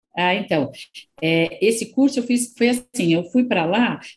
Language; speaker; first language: Portuguese; native; Portuguese